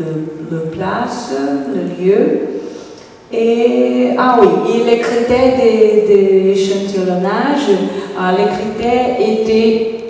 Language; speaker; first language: French; non-native, fluent; Portuguese